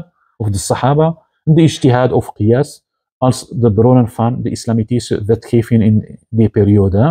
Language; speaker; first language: Dutch; non-native, fluent; Arabic